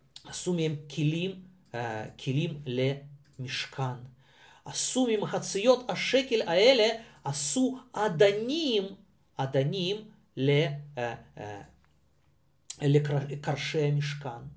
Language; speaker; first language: Hebrew; non-native, fluent; Russian